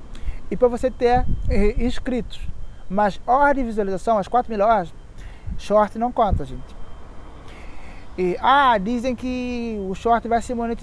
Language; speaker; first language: Portuguese; non-native, local second language; Kabuverdianu